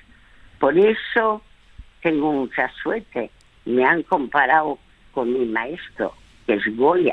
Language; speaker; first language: Spanish; early bilingual, other home language; French